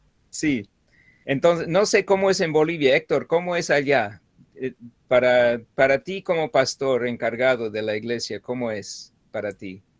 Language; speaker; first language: Spanish; non-native, fluent; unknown